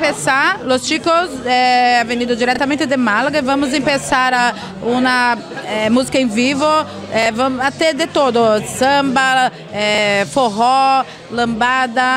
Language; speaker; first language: Spanish; non-native, learner; Portuguese